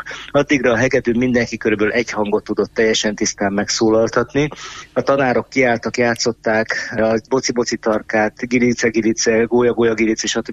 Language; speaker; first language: Hungarian; native; Hungarian